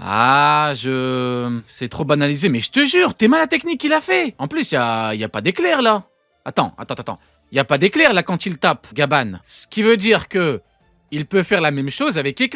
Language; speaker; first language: French; native; French